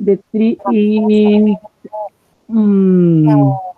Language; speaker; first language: English; non-native, learner; Spanish